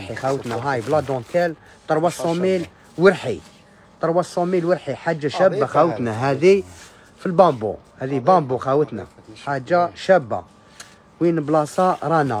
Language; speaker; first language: Arabic; native; Arabic